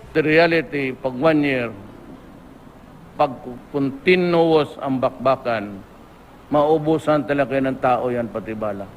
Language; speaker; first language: Filipino; non-native, local second language; Cebuano